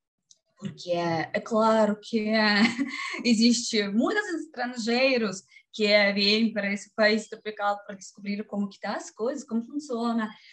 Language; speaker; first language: Portuguese; non-native, learner; Russian